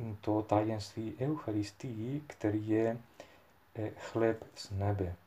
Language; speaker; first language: Czech; non-native, fluent; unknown